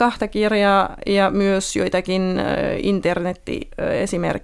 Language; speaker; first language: Finnish; non-native, fluent; French